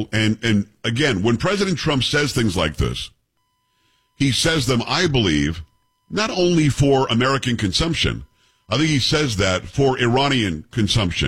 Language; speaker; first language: English; native; English